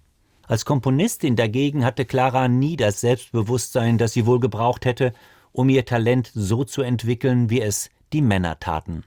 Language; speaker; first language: German; native; German